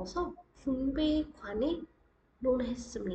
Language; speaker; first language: Korean; non-native, fluent; Hindi